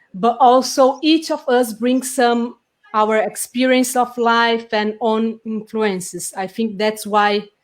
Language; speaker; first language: English; non-native, fluent; Portuguese